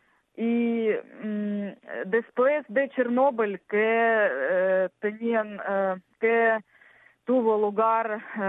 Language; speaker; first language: Spanish; non-native, learner; Ukrainian